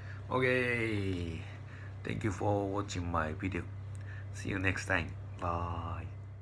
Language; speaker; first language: English; non-native, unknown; Japanese